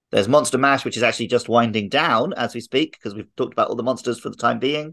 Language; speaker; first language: English; native; English